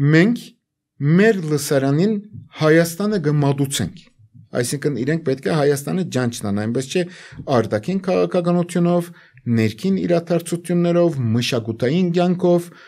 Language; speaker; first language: Armenian; native; Armenian